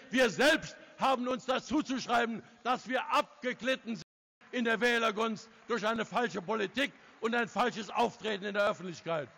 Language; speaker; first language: German; native; German